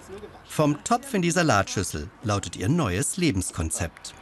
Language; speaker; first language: German; native; German